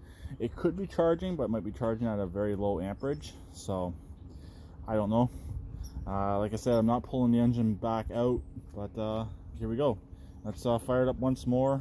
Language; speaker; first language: English; native; English